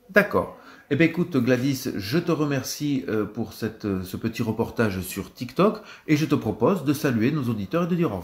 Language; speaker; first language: French; native; French